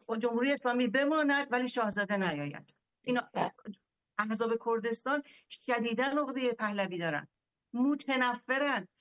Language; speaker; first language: Persian; native; Persian